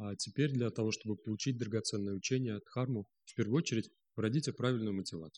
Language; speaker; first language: Russian; native; Russian